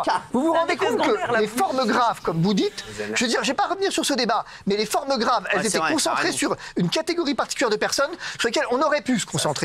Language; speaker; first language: French; native; French